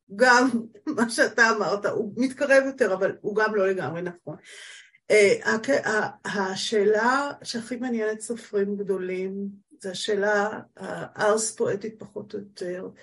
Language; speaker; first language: Hebrew; native; Hebrew